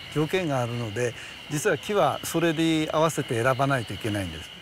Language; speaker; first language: Japanese; native; Japanese